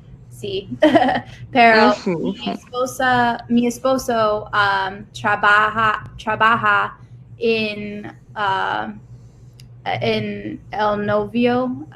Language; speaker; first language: Spanish; non-native, learner; English